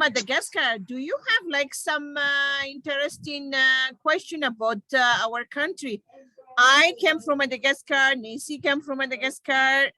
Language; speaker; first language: English; non-native, local second language; Malagasy